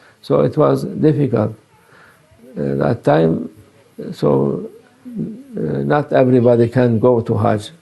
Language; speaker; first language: English; non-native, learner; Turkish